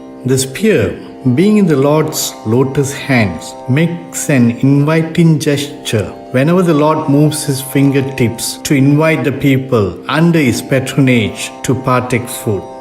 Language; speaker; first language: English; non-native, local second language; Tamil